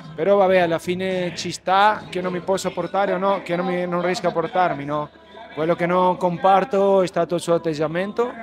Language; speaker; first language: Italian; non-native, fluent; Spanish